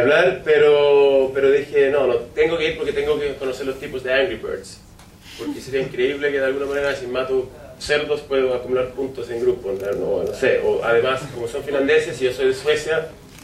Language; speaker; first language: Spanish; non-native, fluent; Swedish